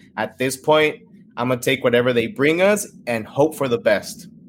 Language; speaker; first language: English; early bilingual, other home language; Spanish